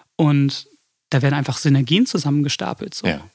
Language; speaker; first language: German; early bilingual, other home language; English